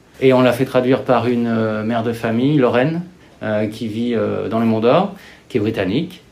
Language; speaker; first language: French; native; French